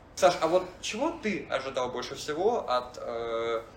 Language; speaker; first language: Russian; native; Russian